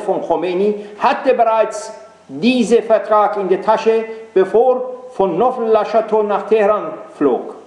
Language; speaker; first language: German; non-native, fluent; Persian